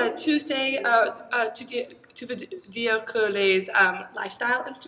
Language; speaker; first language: French; non-native, learner; English